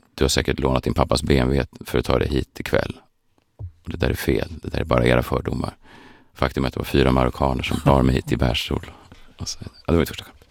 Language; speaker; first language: Swedish; early bilingual, other home language; Kurdish